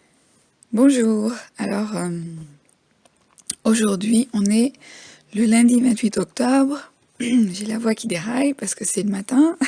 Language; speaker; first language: French; native; French